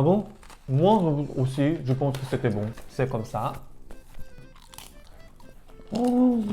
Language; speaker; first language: French; non-native, learner; Korean